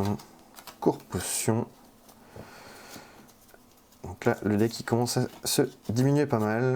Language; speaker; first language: French; native; French